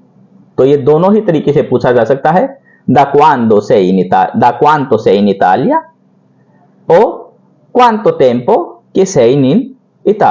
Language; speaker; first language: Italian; non-native, learner; Hindi